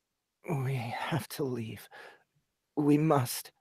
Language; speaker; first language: English; native; English